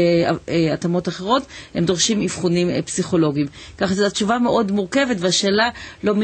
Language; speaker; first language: Hebrew; native; Hebrew